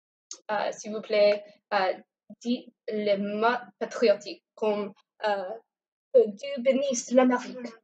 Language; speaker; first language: French; non-native, learner; English